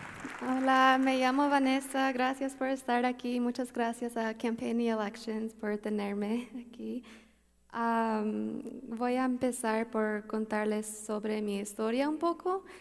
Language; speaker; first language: Spanish; early bilingual, heritage; Spanish